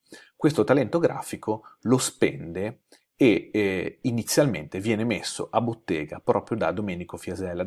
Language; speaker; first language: Italian; native; Italian